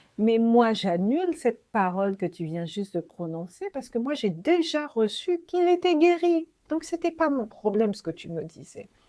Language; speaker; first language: French; native; French